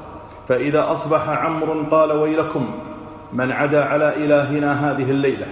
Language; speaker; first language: Arabic; native; Arabic